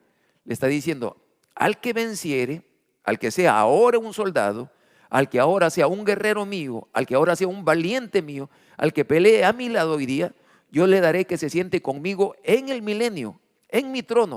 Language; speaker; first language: Spanish; native; Spanish